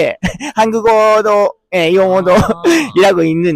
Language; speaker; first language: Korean; non-native, learner; Japanese